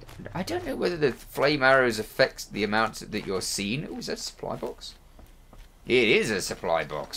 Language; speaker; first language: English; native; English